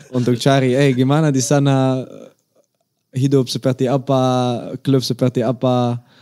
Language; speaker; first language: Indonesian; non-native, learner; Dutch